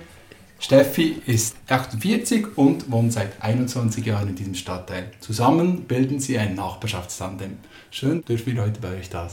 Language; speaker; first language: German; native; German